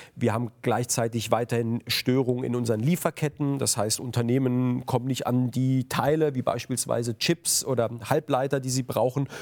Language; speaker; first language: German; native; German